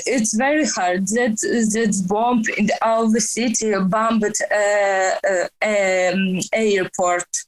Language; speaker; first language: English; non-native, learner; Ukrainian